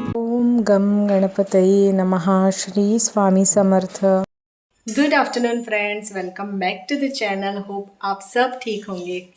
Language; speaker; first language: Hindi; non-native, local second language; Konkani